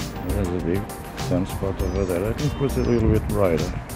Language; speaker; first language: English; non-native, fluent; Portuguese